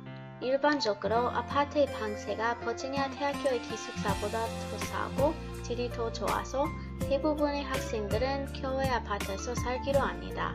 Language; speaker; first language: Korean; non-native, learner; English